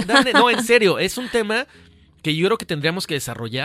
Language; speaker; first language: Spanish; native; Spanish